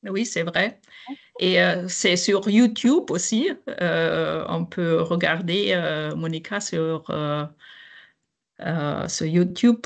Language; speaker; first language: French; non-native, fluent; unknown